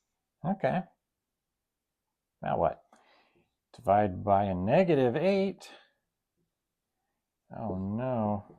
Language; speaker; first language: English; native; English